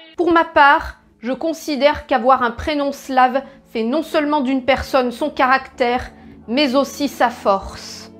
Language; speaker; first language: French; native; French